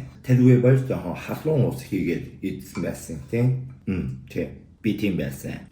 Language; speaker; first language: Mongolian; non-native, learner; Korean